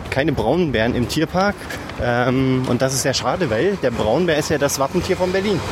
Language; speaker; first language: German; native; German